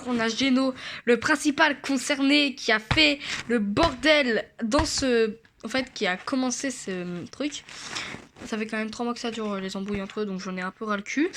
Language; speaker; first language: French; native; French